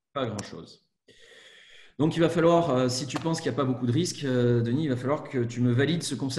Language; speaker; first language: French; native; French